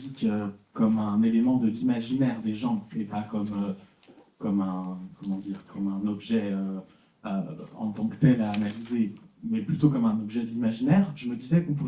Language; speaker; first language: French; native; French